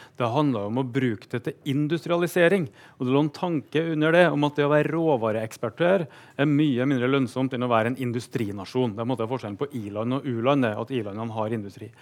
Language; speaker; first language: Norwegian; native; Norwegian